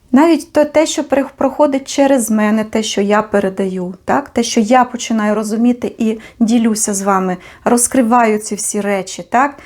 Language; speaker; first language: Ukrainian; native; Ukrainian